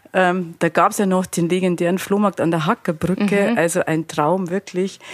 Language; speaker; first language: German; native; German